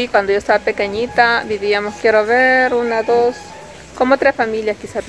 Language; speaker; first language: Spanish; native; Spanish